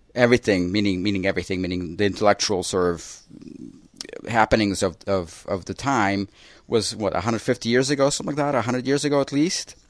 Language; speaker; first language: English; early bilingual, other home language; Russian